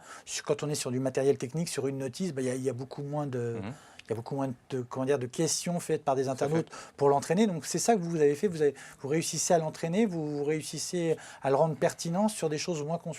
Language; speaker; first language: French; native; French